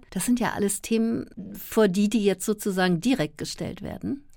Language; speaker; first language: German; native; German